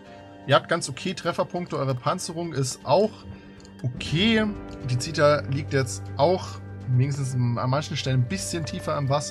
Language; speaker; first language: German; native; German